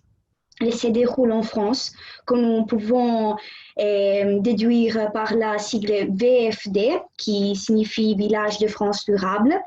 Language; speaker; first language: French; non-native, learner; Italian